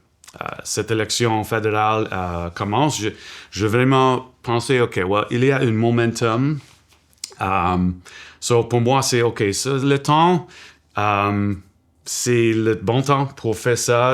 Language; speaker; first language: French; non-native, local second language; English